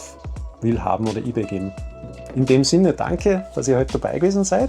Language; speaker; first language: German; native; German